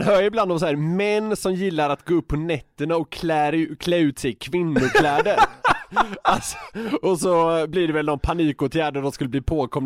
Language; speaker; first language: Swedish; native; Swedish